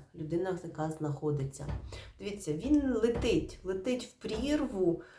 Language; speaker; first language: Ukrainian; native; Ukrainian